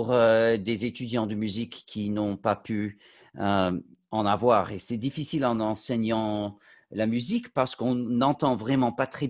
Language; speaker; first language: French; non-native, fluent; English